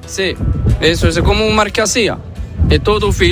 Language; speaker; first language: Spanish; non-native, learner; Arabic